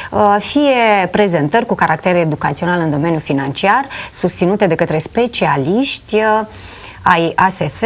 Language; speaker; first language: Romanian; native; Romanian